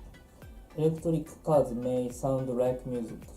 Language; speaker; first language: English; non-native, learner; Japanese